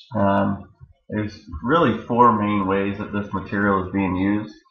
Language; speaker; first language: English; native; English